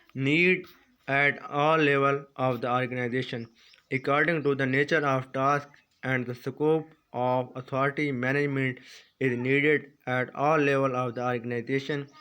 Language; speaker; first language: English; non-native, local second language; Urdu